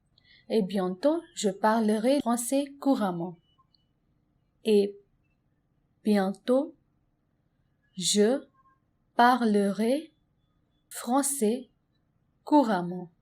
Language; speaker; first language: French; non-native, fluent; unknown